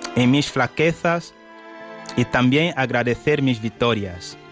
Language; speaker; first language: Spanish; non-native, fluent; Portuguese